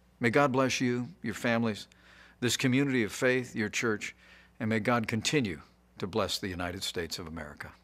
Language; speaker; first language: English; native; English